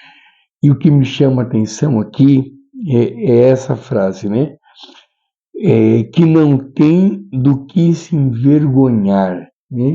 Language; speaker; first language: Portuguese; native; Portuguese